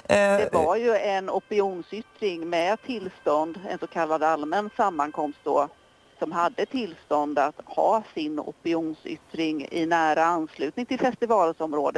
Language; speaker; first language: Swedish; native; Swedish